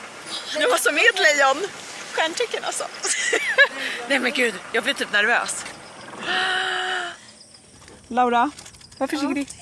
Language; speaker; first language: Swedish; native; Swedish